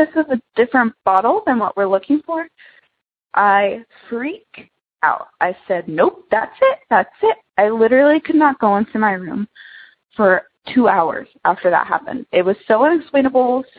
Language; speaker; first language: English; native; English